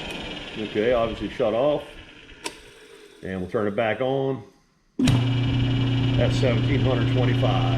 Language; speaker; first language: English; native; English